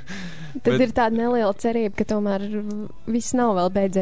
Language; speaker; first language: Latvian; native; Latvian